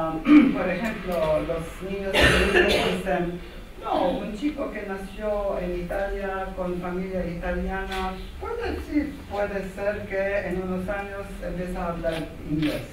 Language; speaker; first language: Spanish; non-native, fluent; Armenian